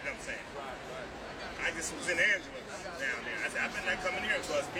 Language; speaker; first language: English; native; English